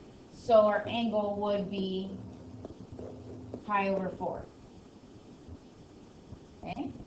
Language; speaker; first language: English; native; English